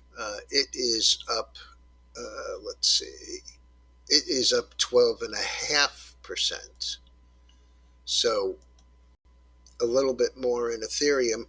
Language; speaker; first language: English; native; English